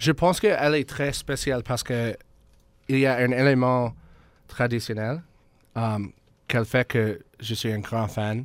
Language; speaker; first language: French; non-native, learner; English